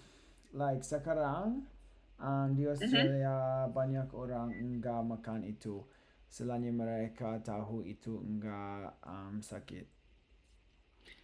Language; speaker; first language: Indonesian; non-native, learner; English